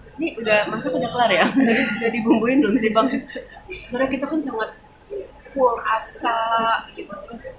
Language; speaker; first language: Indonesian; early bilingual, other home language; German